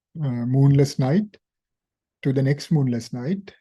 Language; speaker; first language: English; non-native, local second language; Sinhala